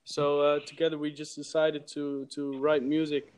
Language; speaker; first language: English; early bilingual, heritage; English